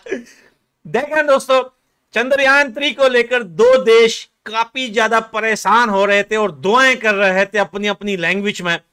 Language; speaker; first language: Hindi; non-native, fluent; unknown